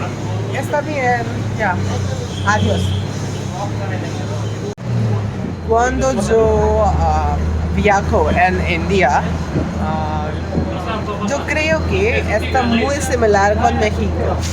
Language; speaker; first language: Spanish; non-native, learner; Marathi